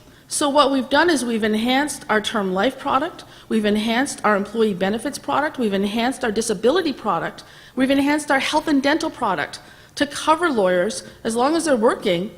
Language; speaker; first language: English; native; English